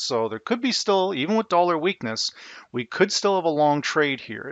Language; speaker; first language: English; native; English